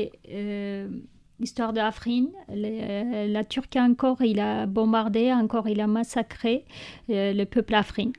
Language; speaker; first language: French; non-native, learner; Kurdish